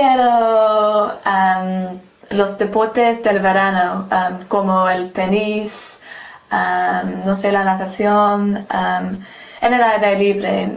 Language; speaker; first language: Spanish; non-native, learner; English